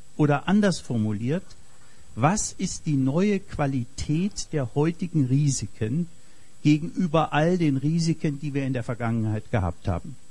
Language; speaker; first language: German; native; German